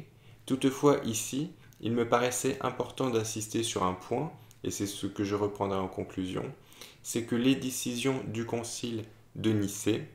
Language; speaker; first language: French; native; French